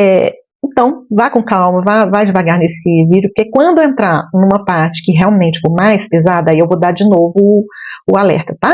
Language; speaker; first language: Portuguese; native; Portuguese